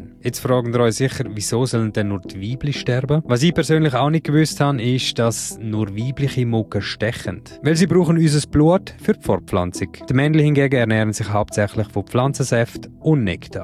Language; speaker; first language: German; native; German